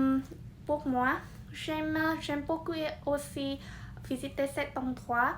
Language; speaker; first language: French; non-native, learner; Vietnamese